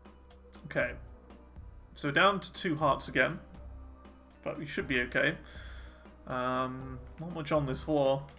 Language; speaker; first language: English; native; English